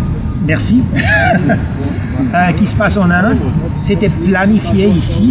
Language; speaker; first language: French; non-native, learner; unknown